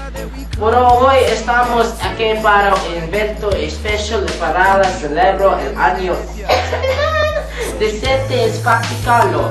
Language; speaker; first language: Spanish; non-native, learner; English